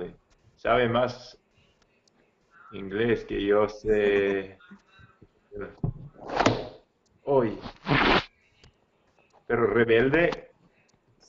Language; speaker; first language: Spanish; non-native, learner; English